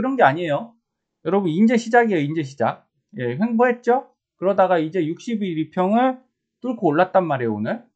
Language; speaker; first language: Korean; native; Korean